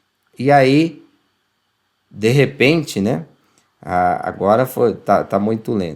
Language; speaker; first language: Portuguese; native; Portuguese